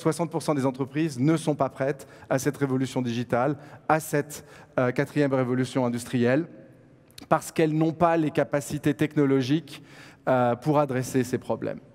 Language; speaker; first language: French; native; French